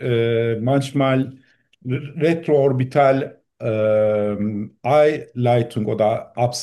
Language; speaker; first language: German; non-native, learner; Turkish